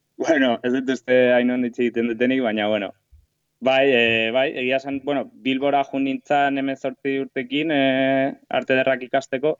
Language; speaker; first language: Basque; non-native, local second language; Spanish